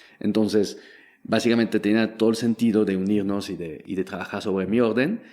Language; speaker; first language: Spanish; non-native, fluent; French